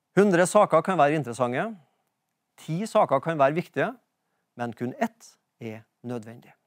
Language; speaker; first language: Norwegian; native; Norwegian